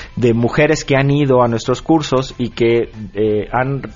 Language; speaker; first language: Spanish; native; Spanish